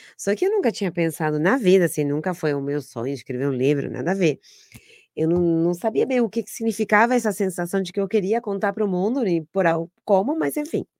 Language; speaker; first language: Portuguese; non-native, fluent; Spanish